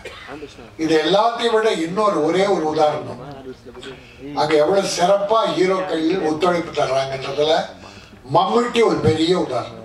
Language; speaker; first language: Tamil; native; Tamil